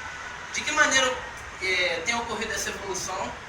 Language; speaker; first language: Portuguese; native; Portuguese